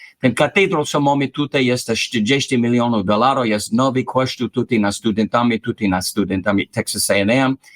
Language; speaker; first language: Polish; early bilingual, heritage; English